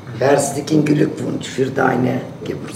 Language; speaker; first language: German; non-native, learner; Turkish